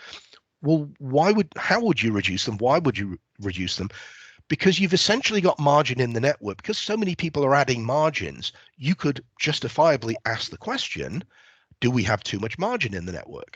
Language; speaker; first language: English; native; English